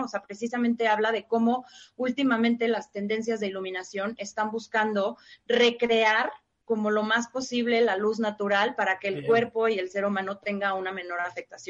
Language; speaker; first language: Spanish; native; Spanish